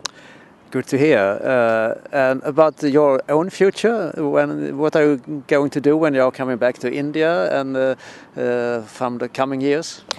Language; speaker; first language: English; non-native, fluent; Swedish